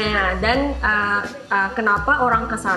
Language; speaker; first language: Indonesian; non-native, learner; Filipino